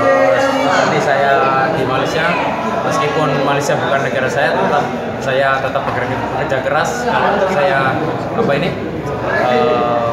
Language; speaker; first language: Indonesian; non-native, local second language; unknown